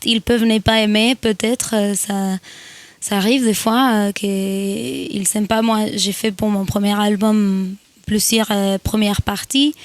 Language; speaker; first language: French; non-native, fluent; Spanish